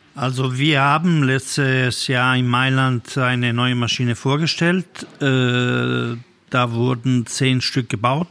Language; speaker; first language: German; non-native, fluent; Italian